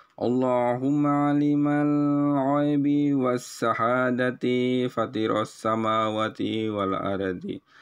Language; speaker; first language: Arabic; non-native, learner; Indonesian